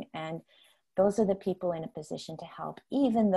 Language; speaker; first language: English; non-native, fluent; Dutch